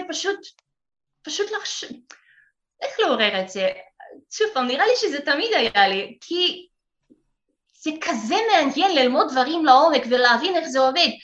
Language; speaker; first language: Hebrew; non-native, fluent; Russian